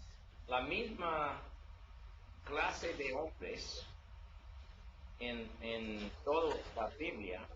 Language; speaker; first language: Spanish; non-native, learner; English